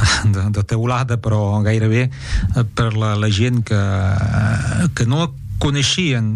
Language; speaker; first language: Catalan; non-native, fluent; French